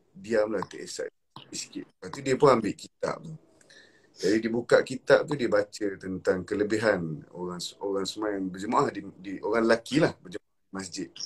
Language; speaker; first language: Malay; native; Malay